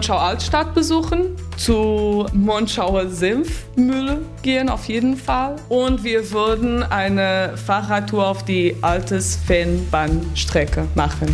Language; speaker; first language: German; non-native, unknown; Portuguese